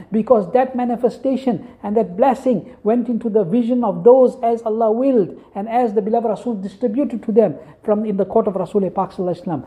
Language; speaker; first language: English; native; English